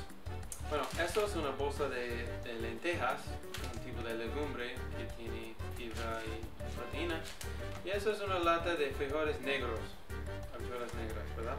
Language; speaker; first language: Spanish; early bilingual, heritage; English